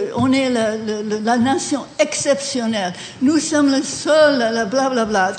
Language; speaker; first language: French; non-native, fluent; English